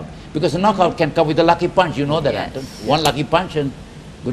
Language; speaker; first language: English; non-native, local second language; Filipino